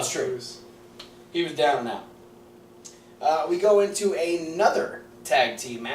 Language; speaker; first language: English; native; English